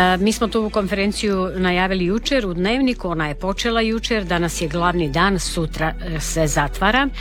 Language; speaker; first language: Croatian; native; Croatian